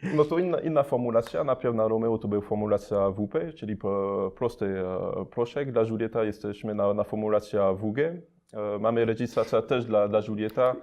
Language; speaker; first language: Polish; non-native, learner; French